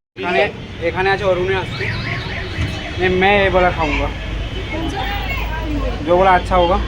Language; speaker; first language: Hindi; non-native, local second language; Bangla